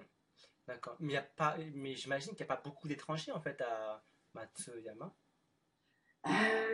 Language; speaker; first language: French; non-native, fluent; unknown